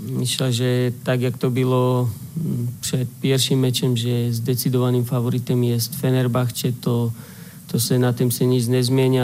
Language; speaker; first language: Polish; non-native, fluent; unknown